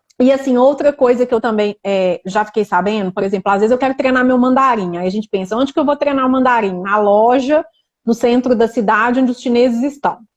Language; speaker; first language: Portuguese; native; Portuguese